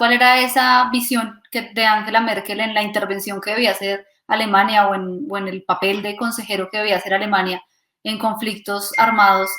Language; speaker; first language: Spanish; native; Spanish